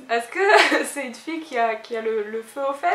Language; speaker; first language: French; native; French